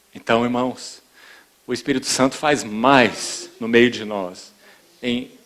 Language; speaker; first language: Portuguese; native; Portuguese